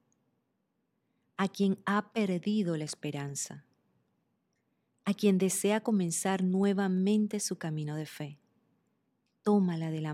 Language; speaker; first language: Spanish; native; Spanish